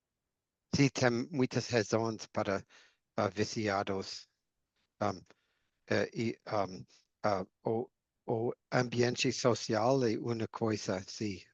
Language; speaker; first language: Portuguese; non-native, learner; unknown